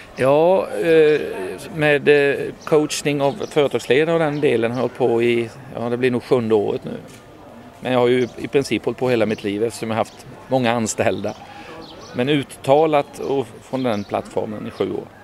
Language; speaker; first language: Swedish; native; Swedish